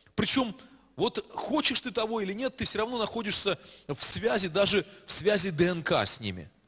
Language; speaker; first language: Russian; native; Russian